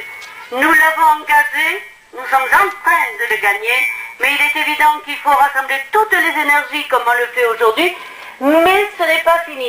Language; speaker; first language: French; native; French